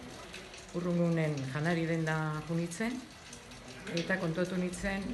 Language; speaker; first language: Basque; native; Basque